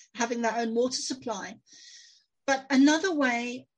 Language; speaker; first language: English; native; English